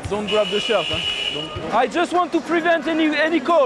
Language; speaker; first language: English; non-native, fluent; French